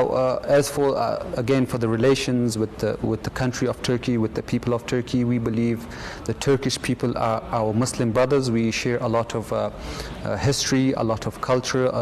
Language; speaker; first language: English; non-native, fluent; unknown